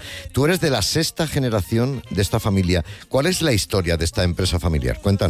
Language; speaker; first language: Spanish; native; Spanish